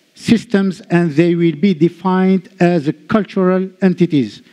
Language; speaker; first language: English; non-native, learner; Arabic